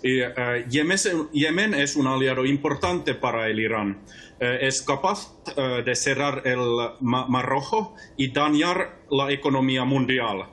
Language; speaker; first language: Spanish; non-native, fluent; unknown